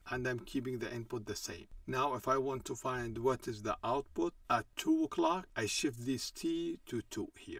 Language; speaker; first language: English; non-native, fluent; Arabic